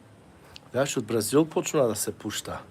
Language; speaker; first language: Macedonian; early bilingual, heritage; Macedonian